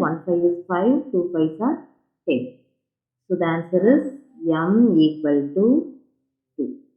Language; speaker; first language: English; non-native, local second language; Tamil